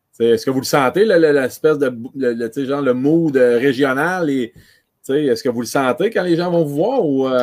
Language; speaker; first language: French; native; French